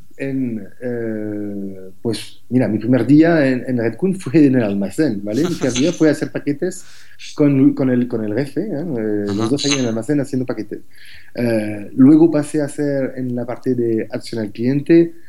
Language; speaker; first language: Spanish; non-native, fluent; French